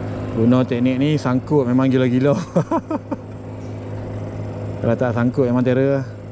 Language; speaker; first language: Malay; native; Malay